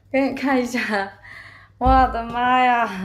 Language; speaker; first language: Chinese; native; Chinese